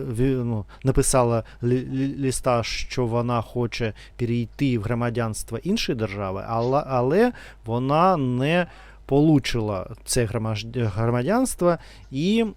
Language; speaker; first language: Ukrainian; non-native, learner; Russian